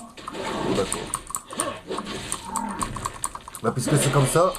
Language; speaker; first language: French; native; French